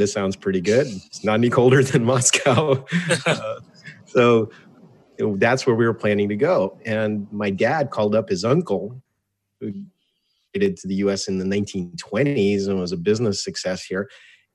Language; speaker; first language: English; early bilingual, other home language; Russian